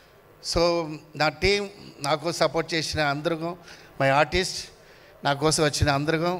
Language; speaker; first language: Telugu; non-native, fluent; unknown